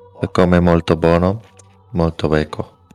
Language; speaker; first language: Italian; non-native, learner; Spanish